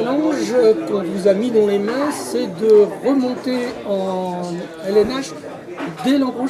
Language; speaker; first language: French; native; French